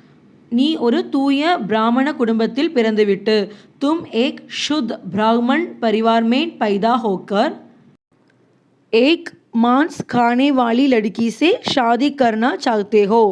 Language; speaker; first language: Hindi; non-native, local second language; Tamil